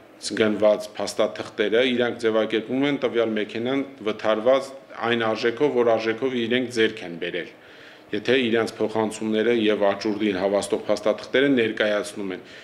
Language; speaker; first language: Armenian; native; Armenian